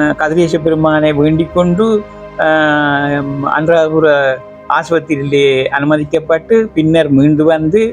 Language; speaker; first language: Tamil; native; Tamil